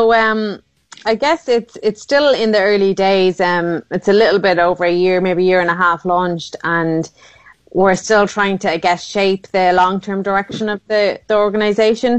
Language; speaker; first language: English; native; English